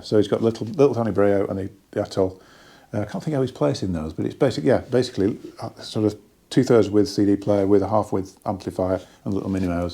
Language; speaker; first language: English; native; English